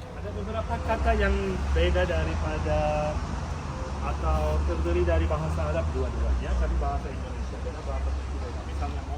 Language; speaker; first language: Indonesian; non-native, fluent; Turkish